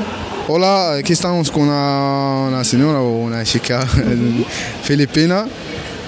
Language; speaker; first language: Spanish; non-native, learner; Arabic